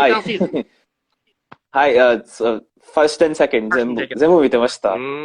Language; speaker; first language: Japanese; non-native, learner; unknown